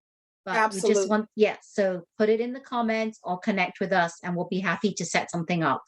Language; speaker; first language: English; native; English